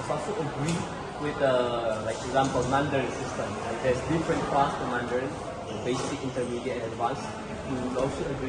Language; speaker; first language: English; non-native, learner; Indonesian